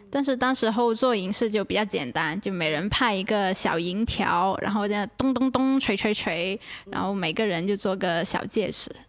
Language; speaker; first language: Chinese; non-native, local second language; Cantonese